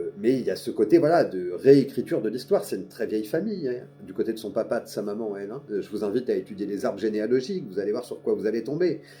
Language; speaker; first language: French; native; French